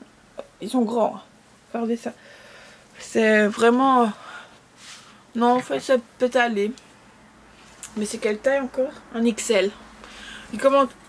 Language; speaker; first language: French; native; French